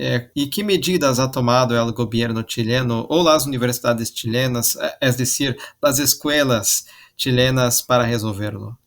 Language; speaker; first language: Spanish; non-native, learner; Portuguese